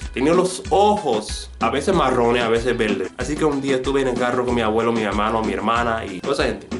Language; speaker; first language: Spanish; non-native, fluent; English